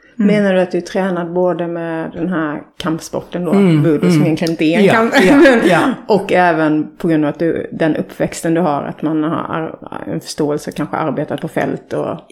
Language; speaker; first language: Swedish; native; Swedish